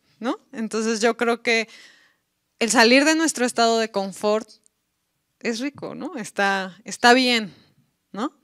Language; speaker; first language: Spanish; native; Spanish